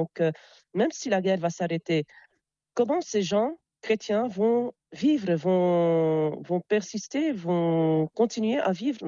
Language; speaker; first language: French; non-native, local second language; Arabic